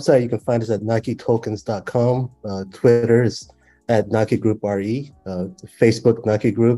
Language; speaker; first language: English; native; English